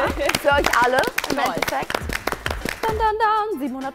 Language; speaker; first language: German; native; German